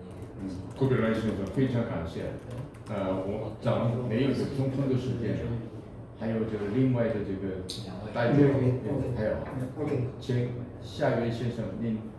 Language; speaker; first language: Chinese; non-native, fluent; Korean